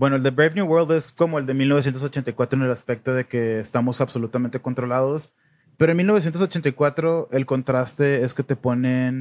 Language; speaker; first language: Spanish; native; Spanish